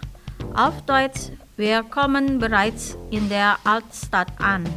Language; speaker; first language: German; non-native, fluent; Indonesian